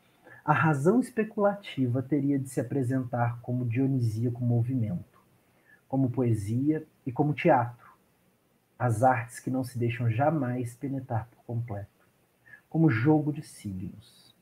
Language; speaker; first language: Portuguese; native; Portuguese